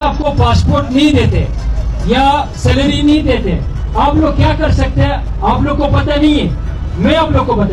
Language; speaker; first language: Hindi; non-native, learner; Arabic